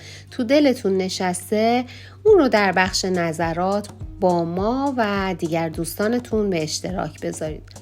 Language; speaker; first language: Persian; native; Persian